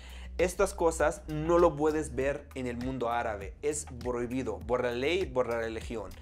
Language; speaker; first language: Spanish; non-native, fluent; Arabic